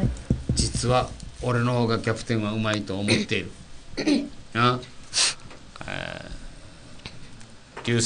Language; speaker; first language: Japanese; native; Japanese